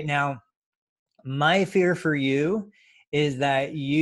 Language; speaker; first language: English; native; English